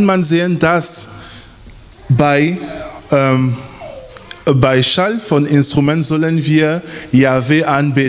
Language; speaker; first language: German; non-native, fluent; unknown